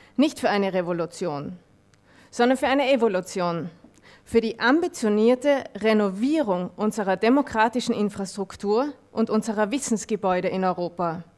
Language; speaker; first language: German; non-native, fluent; French